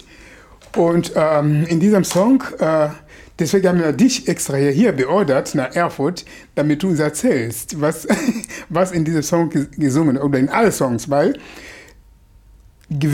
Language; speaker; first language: German; non-native, fluent; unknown